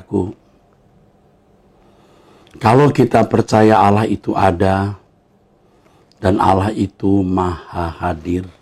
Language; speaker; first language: Indonesian; native; Indonesian